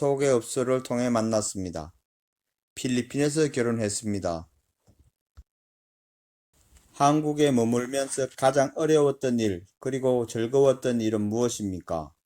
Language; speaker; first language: Korean; non-native, learner; Filipino